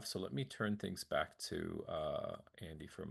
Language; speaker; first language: English; native; English